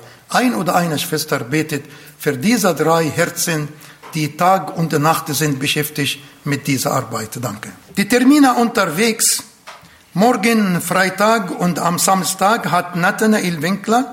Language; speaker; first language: German; non-native, fluent; Arabic